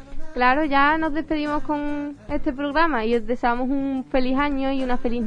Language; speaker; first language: Spanish; native; Spanish